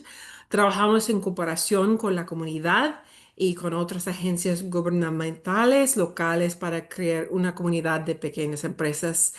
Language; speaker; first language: Spanish; early bilingual, heritage; Spanish